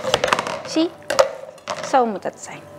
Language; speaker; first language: Dutch; non-native, fluent; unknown